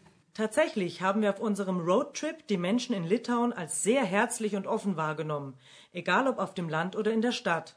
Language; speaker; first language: German; native; German